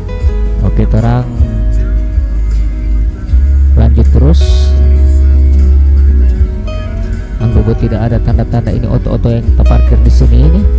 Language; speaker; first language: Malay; non-native, local second language; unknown